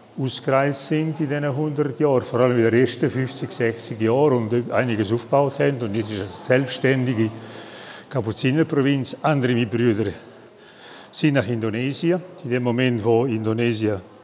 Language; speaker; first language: German; non-native, local second language; Italian